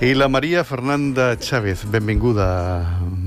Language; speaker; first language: Catalan; native; Catalan